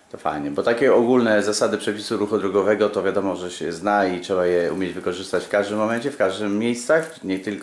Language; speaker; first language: Polish; native; Polish